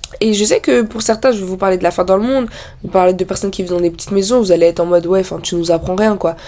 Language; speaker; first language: French; native; French